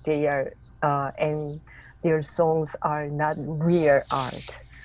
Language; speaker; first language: English; non-native, fluent; Korean